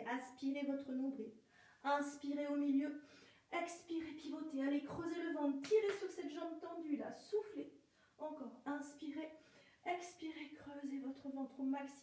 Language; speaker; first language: French; native; French